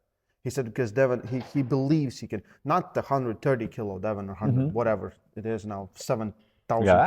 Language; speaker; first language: English; non-native, fluent; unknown